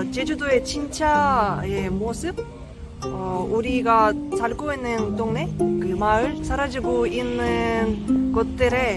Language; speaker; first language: Korean; non-native, fluent; Russian